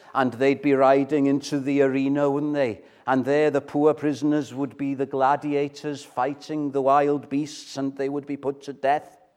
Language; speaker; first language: English; native; English